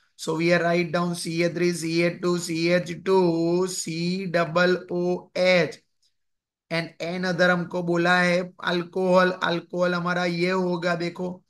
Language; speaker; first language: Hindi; non-native, local second language; Gujarati